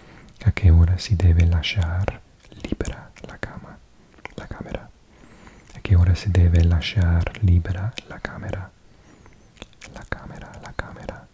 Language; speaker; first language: Italian; non-native, learner; English